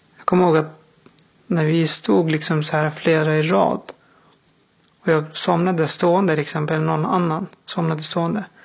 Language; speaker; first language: Swedish; non-native, fluent; Persian